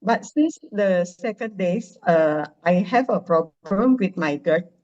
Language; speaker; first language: English; non-native, learner; Indonesian